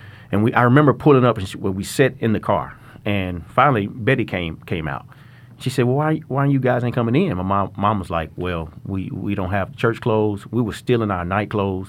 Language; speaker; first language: English; native; English